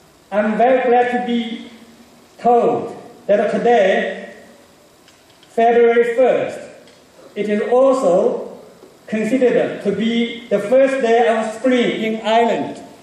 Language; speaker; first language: English; non-native, fluent; Chinese